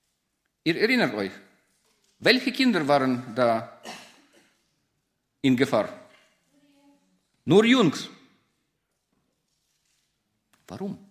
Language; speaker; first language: German; non-native, fluent; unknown